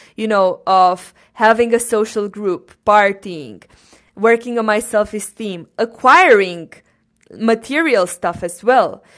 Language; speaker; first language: English; non-native, fluent; Romanian